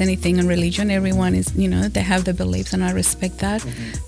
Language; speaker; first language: English; non-native, fluent; Spanish